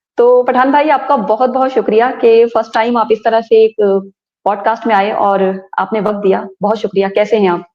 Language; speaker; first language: Hindi; native; Hindi